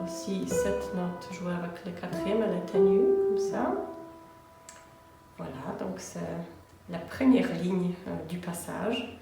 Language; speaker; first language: French; non-native, fluent; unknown